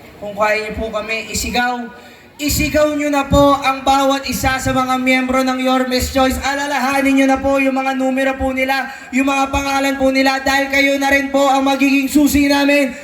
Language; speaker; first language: Filipino; native; Filipino